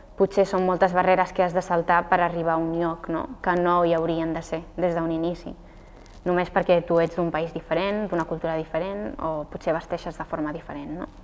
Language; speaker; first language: Catalan; early bilingual, other home language; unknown